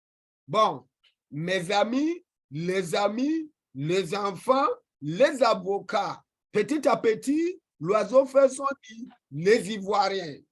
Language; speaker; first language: French; non-native, fluent; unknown